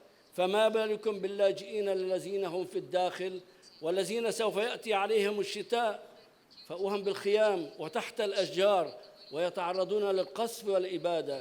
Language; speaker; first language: Arabic; native; Arabic